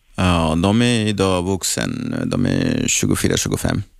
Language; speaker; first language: Swedish; non-native, learner; Arabic